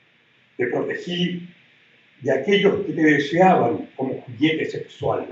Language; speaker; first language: Spanish; native; Spanish